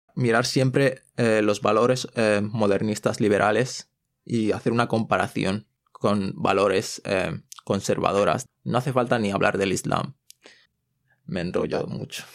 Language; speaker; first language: Spanish; early bilingual, other home language; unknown